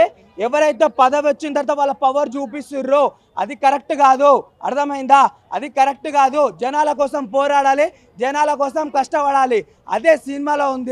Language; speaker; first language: Telugu; native; Telugu